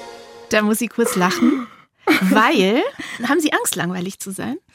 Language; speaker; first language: German; native; German